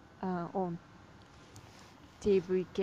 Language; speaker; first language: English; non-native, learner; Japanese